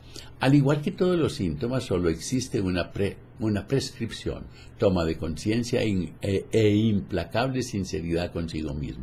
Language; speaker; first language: Spanish; native; Spanish